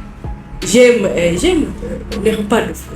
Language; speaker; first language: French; non-native, learner; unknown